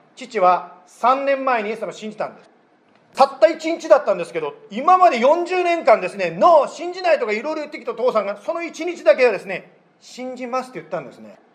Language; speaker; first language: Japanese; native; Japanese